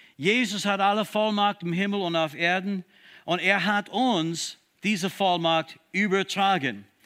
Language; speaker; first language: German; non-native, fluent; English